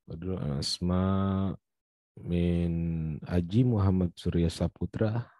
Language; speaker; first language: Arabic; non-native, fluent; Indonesian